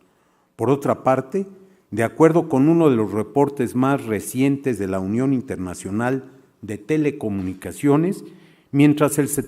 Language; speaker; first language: Spanish; native; Spanish